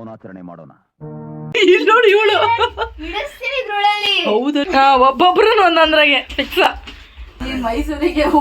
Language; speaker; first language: Kannada; native; Kannada